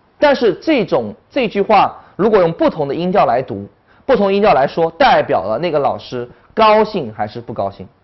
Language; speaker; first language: Chinese; native; Chinese